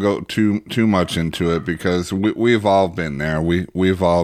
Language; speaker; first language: English; native; English